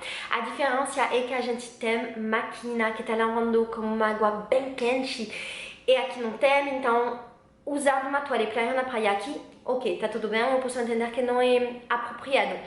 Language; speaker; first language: Portuguese; non-native, learner; French